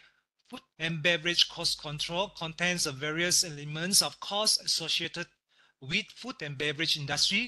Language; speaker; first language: English; non-native, local second language; Malay